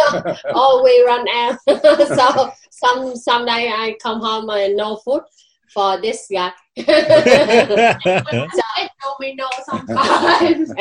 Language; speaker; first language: English; non-native, learner; Vietnamese